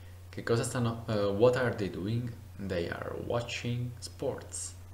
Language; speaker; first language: English; non-native, fluent; Italian